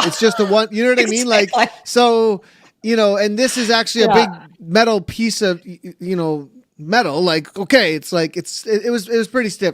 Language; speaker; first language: English; native; English